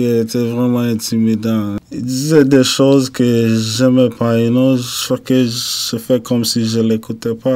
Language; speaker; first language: French; non-native, fluent; English